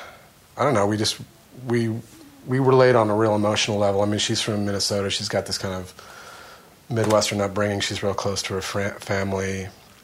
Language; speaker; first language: English; native; English